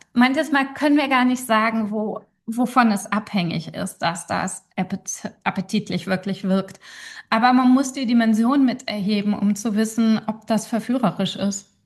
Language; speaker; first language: German; native; German